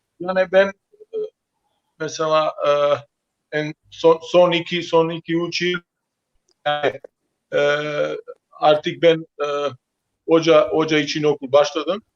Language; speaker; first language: Turkish; non-native, learner; Croatian